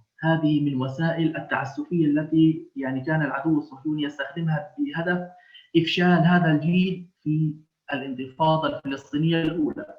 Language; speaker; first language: Arabic; native; Arabic